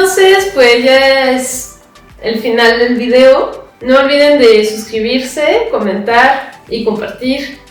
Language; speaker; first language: Spanish; non-native, fluent; French